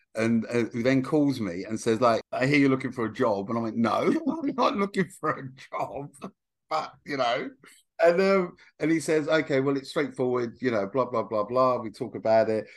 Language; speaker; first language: English; native; English